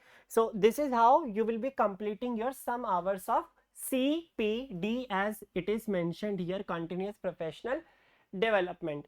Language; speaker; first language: English; non-native, local second language; Hindi